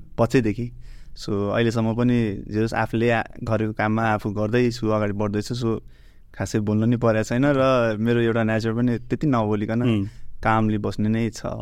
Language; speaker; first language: Nepali; native; Nepali